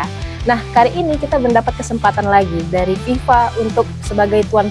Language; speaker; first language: Indonesian; native; Indonesian